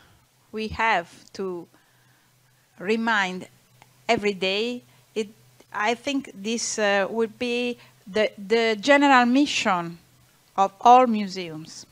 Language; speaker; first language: English; non-native, learner; Italian